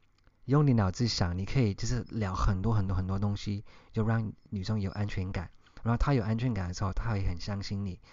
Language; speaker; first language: Chinese; early bilingual, heritage; English